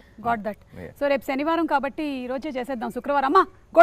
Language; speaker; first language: Telugu; native; Telugu